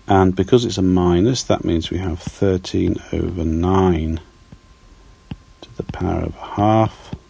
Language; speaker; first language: English; native; English